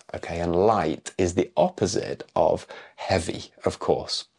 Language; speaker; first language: English; native; English